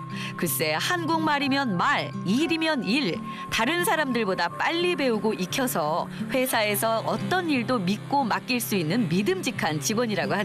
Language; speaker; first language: Korean; native; Korean